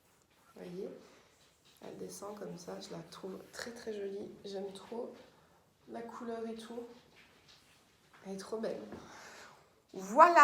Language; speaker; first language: French; native; French